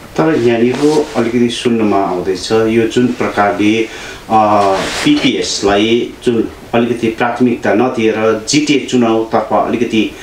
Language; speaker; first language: Nepali; native; Nepali